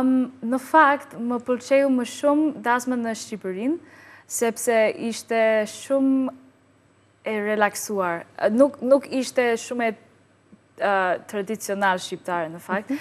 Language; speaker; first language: Albanian; non-native, learner; English